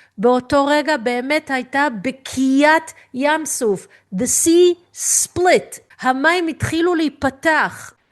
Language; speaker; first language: Hebrew; non-native, fluent; English